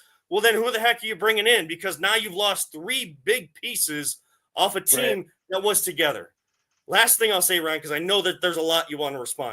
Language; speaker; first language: English; native; English